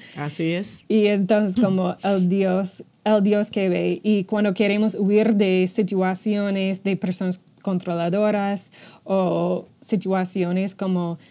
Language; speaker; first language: Spanish; non-native, fluent; English